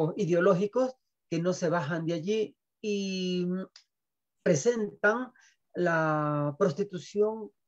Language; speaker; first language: Spanish; native; Spanish